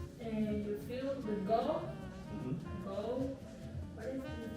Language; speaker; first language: English; non-native, learner; Spanish